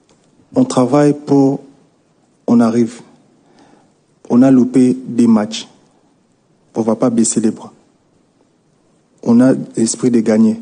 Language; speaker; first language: French; non-native, local second language; Lingala